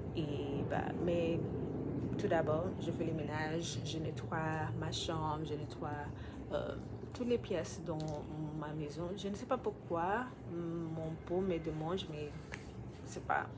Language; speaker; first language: French; non-native, learner; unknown